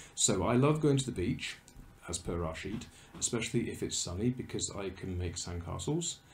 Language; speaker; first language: English; native; English